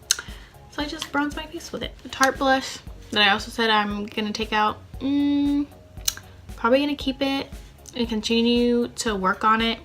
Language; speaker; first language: English; native; English